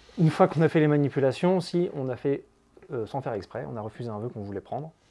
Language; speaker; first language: French; native; French